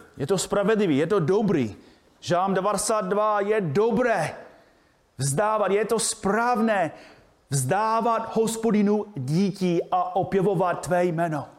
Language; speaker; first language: Czech; non-native, fluent; English